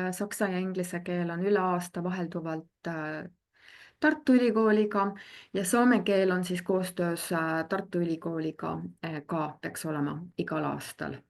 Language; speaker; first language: Estonian; native; Estonian